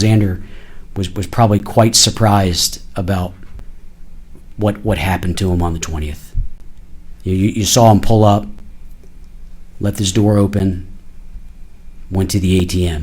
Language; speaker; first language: English; native; English